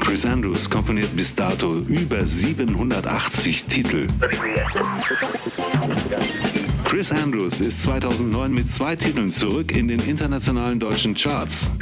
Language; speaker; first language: German; native; German